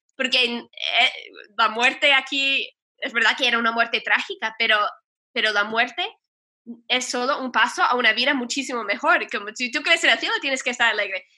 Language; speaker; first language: Spanish; non-native, fluent; English